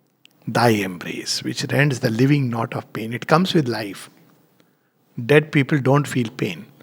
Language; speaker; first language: English; non-native, local second language; Hindi